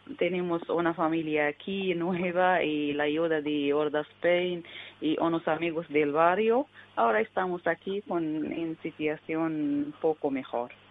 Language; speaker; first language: Spanish; non-native, learner; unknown